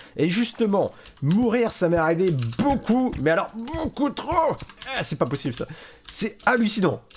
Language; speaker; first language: French; native; French